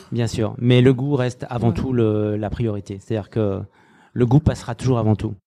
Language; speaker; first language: French; native; French